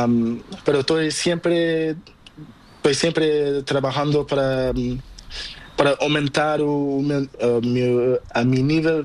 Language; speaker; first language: Spanish; non-native, learner; Portuguese